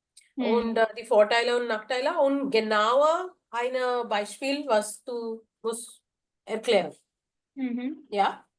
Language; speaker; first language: German; non-native, fluent; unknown